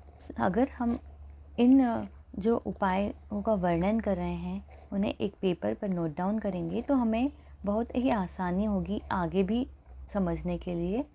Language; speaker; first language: Hindi; native; Hindi